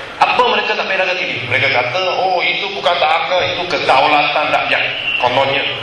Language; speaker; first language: Malay; non-native, local second language; Chinese